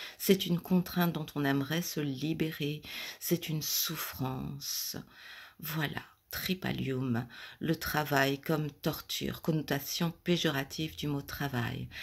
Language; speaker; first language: French; native; French